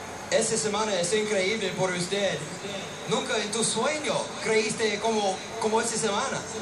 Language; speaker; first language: Spanish; non-native, learner; English